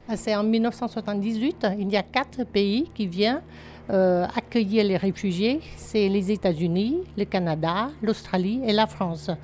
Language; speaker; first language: French; non-native, fluent; Vietnamese